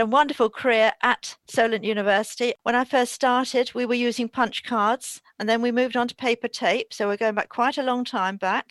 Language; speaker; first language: English; native; English